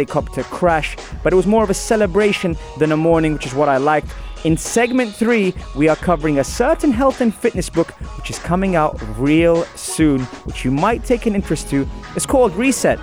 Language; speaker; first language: English; native; English